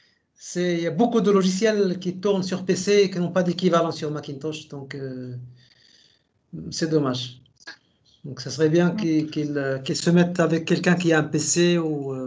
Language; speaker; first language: French; native; French